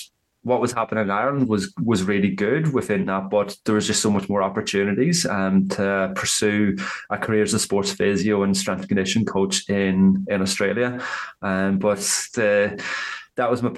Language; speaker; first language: English; native; English